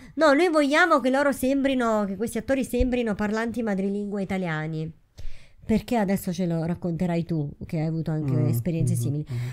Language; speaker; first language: Italian; native; Italian